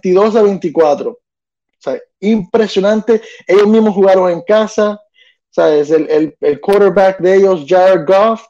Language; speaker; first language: Spanish; early bilingual, other home language; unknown